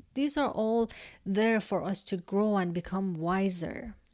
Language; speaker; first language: English; non-native, fluent; Persian